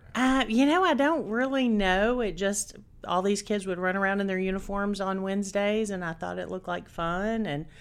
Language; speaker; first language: English; native; English